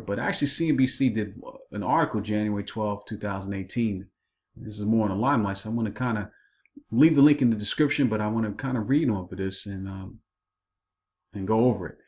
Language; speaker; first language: English; native; English